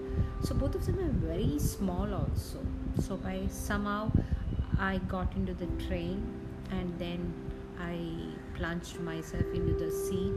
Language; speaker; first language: English; non-native, local second language; Malayalam